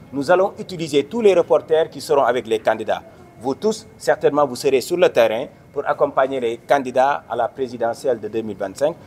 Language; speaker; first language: French; non-native, local second language; Wolof